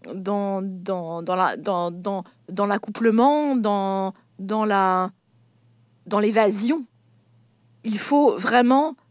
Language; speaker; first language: French; native; French